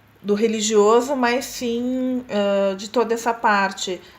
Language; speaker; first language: Portuguese; native; Portuguese